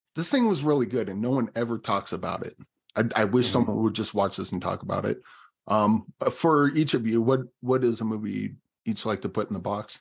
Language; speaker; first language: English; native; English